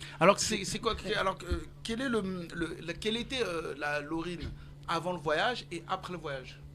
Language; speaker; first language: French; early bilingual, other home language; Lingala